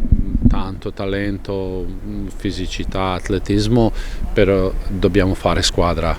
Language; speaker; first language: Italian; non-native, fluent; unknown